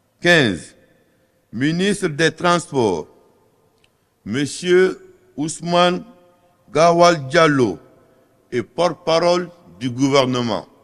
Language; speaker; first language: French; non-native, local second language; Fula